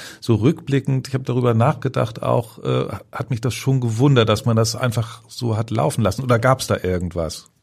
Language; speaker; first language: German; native; German